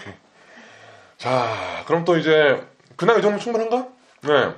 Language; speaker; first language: Korean; native; Korean